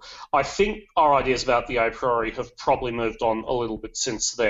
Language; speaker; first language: English; native; English